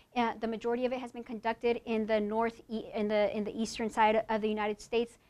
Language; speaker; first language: English; native; English